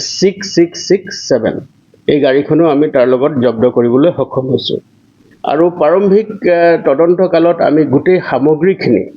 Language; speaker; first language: Assamese; native; Assamese